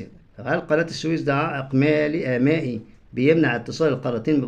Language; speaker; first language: Arabic; native; Arabic